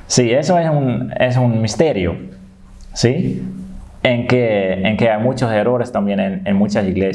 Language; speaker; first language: Spanish; non-native, fluent; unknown